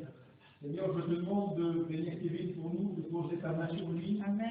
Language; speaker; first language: French; native; French